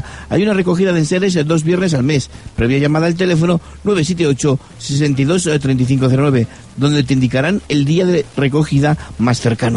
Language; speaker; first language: Spanish; native; Spanish